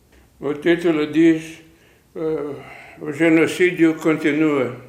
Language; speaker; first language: Portuguese; non-native, fluent; Lithuanian